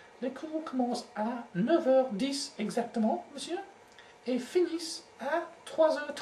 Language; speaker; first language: French; non-native, learner; English